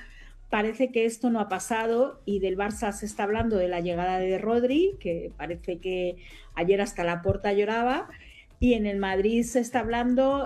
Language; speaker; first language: Spanish; native; Spanish